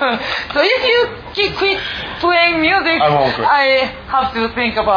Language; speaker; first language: English; non-native, fluent; Japanese